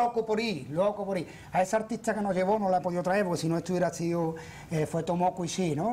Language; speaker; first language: Spanish; native; Spanish